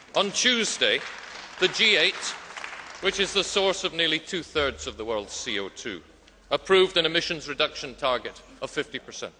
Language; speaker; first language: English; native; English